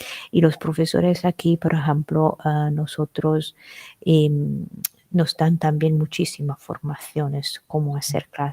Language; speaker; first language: Spanish; non-native, fluent; Italian